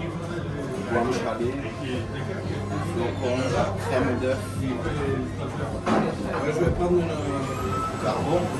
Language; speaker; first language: French; non-native, local second language; Armenian